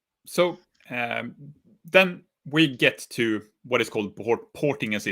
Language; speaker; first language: English; non-native, fluent; Swedish